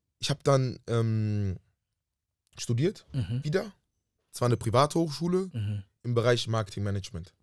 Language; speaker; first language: German; early bilingual, other home language; Akan